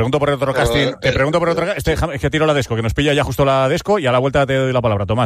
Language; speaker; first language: Spanish; native; Spanish